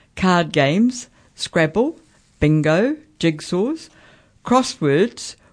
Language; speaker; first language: English; native; English